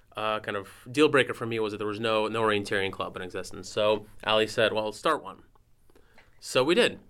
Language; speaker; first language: English; non-native, fluent; Russian